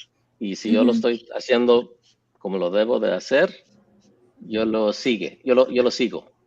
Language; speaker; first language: Spanish; early bilingual, heritage; English